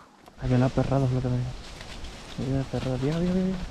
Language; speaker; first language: Spanish; native; Spanish